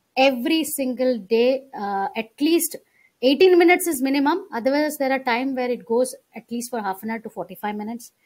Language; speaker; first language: English; non-native, local second language; Gujarati